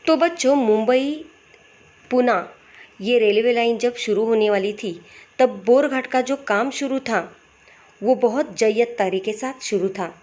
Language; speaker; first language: Hindi; non-native, local second language; Marathi